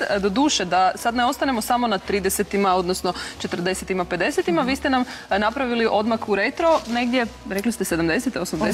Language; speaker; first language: Croatian; native; Croatian